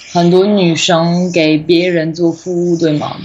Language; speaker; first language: Chinese; non-native, fluent; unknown